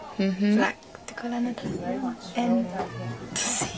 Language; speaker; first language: Spanish; non-native, learner; English